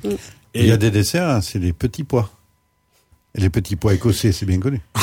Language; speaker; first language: French; native; French